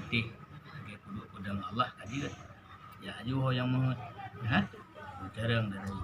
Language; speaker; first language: Indonesian; non-native, local second language; Achinese